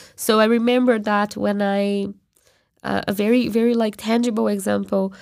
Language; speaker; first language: English; non-native, fluent; Portuguese